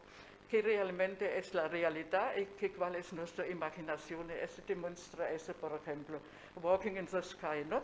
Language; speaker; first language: Spanish; non-native, fluent; German